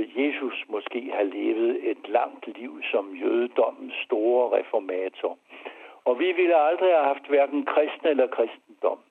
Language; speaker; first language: Danish; early bilingual, other home language; French